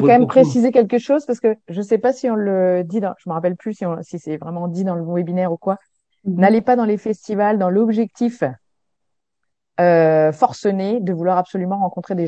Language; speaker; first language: French; native; French